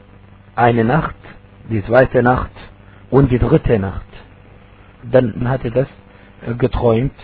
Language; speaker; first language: German; non-native, fluent; Arabic